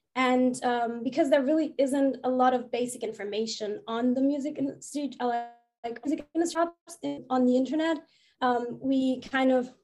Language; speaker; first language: English; non-native, fluent; German